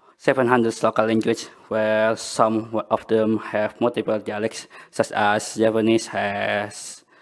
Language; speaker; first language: English; non-native, learner; Banjar